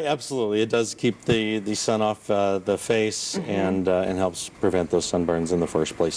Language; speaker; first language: English; native; English